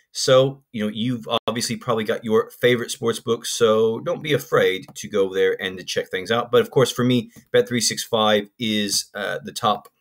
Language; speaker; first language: English; native; English